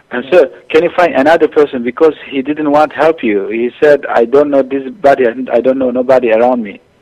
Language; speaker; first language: English; non-native, learner; Turkish